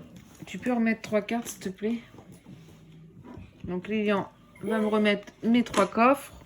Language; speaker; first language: French; native; French